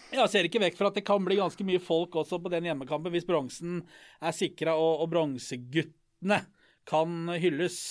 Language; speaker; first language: Norwegian; native; Norwegian